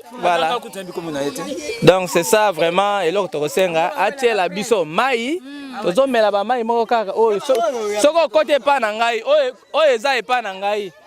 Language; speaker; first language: Lingala; native; Lingala